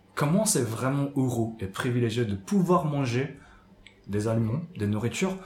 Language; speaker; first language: French; non-native, fluent; Japanese